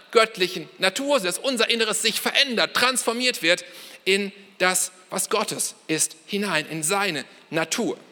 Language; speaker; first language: German; native; German